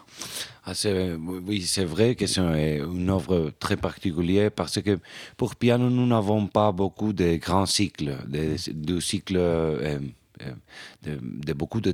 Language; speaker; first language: French; non-native, fluent; Spanish